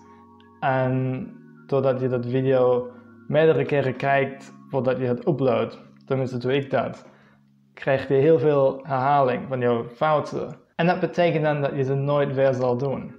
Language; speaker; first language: Dutch; non-native, fluent; English